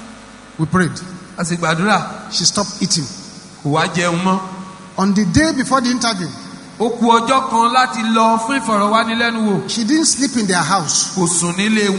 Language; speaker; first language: English; non-native, local second language; Yoruba